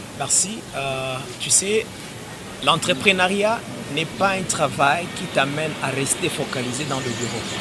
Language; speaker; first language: French; non-native, local second language; Swahili